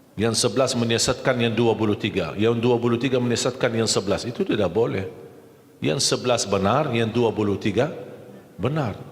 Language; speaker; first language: Malay; non-native, fluent; Arabic